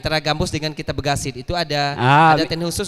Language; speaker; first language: Malay; native; Malay